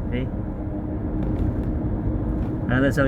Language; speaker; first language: Arabic; non-native, learner; Filipino